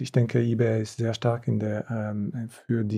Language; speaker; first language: German; non-native, fluent; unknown